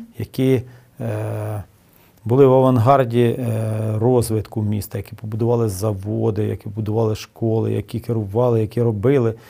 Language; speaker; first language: Ukrainian; native; Ukrainian